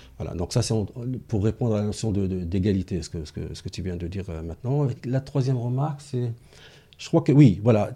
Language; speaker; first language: French; non-native, local second language; Arabic